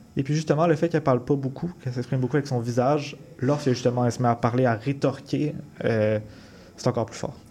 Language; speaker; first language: French; native; French